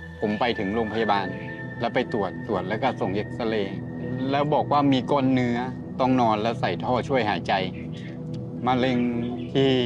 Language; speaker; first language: Thai; native; Thai